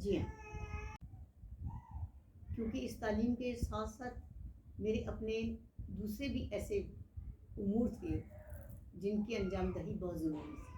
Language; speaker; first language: Urdu; native; Urdu